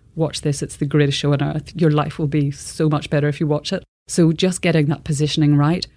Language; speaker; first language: English; native; English